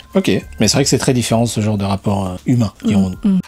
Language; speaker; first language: French; native; French